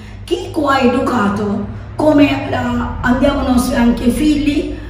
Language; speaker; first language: Italian; non-native, learner; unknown